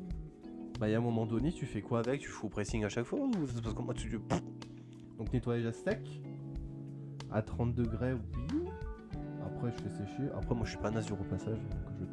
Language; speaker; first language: French; native; French